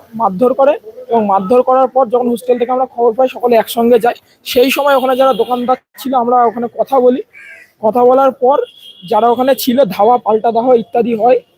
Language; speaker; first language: Bangla; native; Bangla